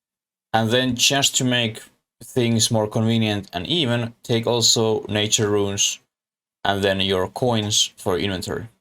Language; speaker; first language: English; non-native, learner; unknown